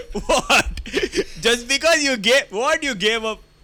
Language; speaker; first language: English; non-native, local second language; Tamil